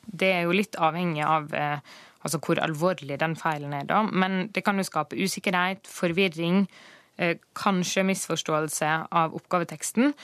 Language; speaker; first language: Norwegian; native; Norwegian